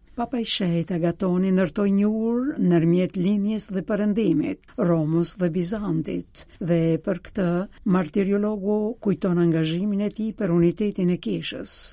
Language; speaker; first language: Albanian; native; Albanian